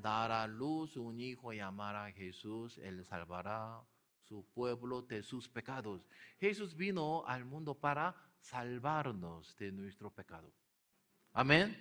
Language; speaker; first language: Spanish; non-native, learner; Korean